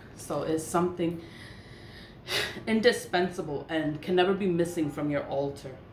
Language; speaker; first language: English; native; English